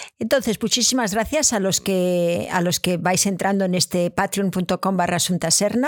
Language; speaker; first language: Spanish; native; Spanish